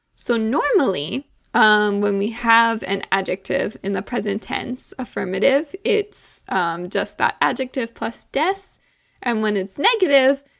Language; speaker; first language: English; native; English